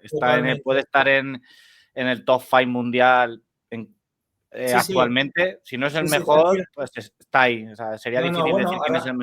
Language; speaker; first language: Spanish; native; Spanish